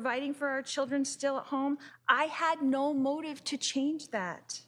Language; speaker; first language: English; native; English